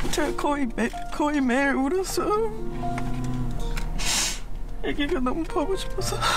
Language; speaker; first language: Korean; non-native, learner; English